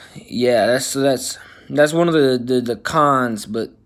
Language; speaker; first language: English; native; English